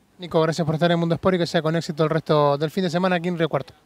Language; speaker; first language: Spanish; native; Spanish